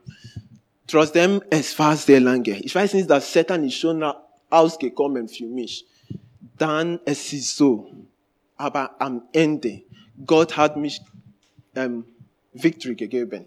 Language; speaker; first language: German; non-native, learner; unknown